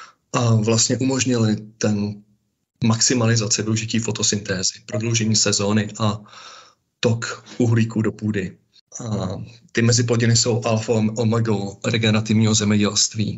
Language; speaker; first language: Czech; native; Czech